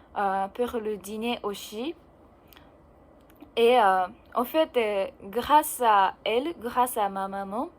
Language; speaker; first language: French; non-native, learner; Japanese